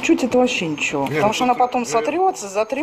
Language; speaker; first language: Russian; native; Russian